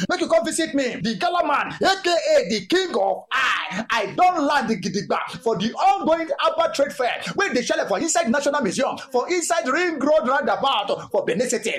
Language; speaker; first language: Nigerian Pidgin; non-native, local second language; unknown